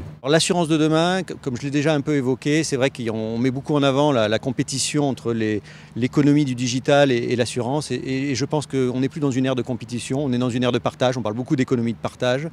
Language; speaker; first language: French; native; French